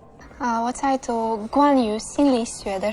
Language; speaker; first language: Chinese; non-native, fluent; Russian